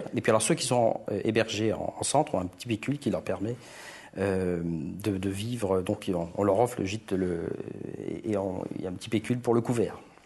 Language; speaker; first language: French; native; French